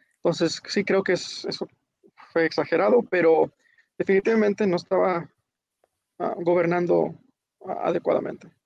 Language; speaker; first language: Spanish; early bilingual, heritage; Spanish